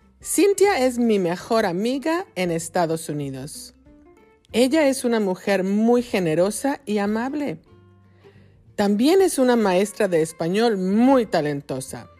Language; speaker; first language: Spanish; non-native, fluent; English